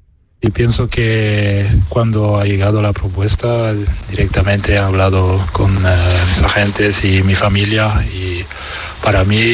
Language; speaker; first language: Spanish; non-native, fluent; French